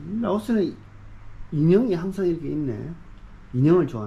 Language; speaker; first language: Korean; native; Korean